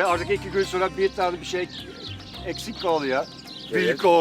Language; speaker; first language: Turkish; non-native, fluent; Dutch